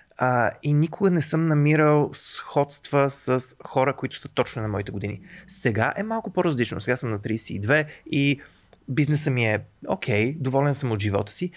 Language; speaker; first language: Bulgarian; native; Bulgarian